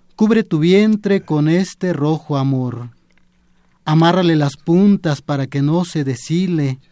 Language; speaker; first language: Spanish; non-native, local second language; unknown